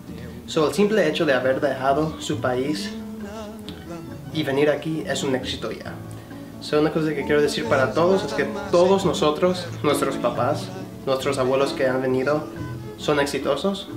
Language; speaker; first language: Spanish; early bilingual, heritage; Spanish